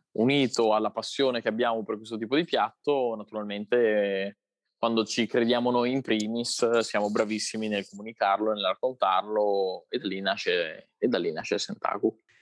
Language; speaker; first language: Italian; native; Italian